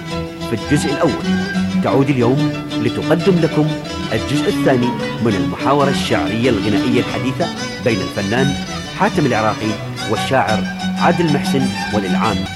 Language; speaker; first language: Arabic; native; Arabic